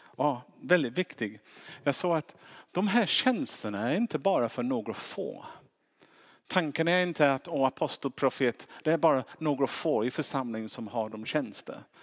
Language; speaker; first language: Swedish; non-native, fluent; English